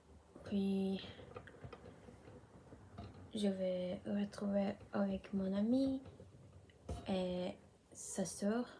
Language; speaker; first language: French; non-native, learner; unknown